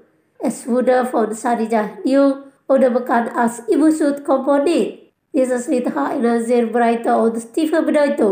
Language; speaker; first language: German; non-native, fluent; Indonesian